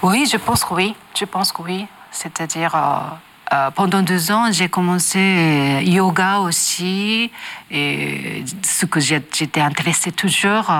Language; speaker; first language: French; non-native, learner; Japanese